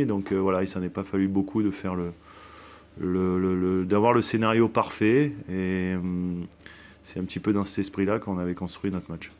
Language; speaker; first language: French; native; French